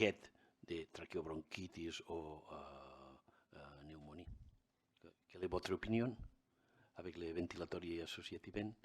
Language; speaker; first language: French; non-native, learner; Catalan